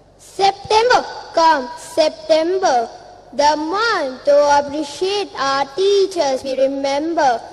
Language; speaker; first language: English; non-native, local second language; Tamil